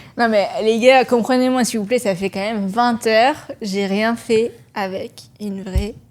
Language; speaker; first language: French; early bilingual, other home language; Persian